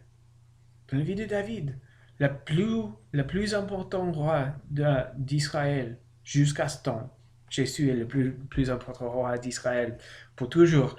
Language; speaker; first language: French; non-native, learner; English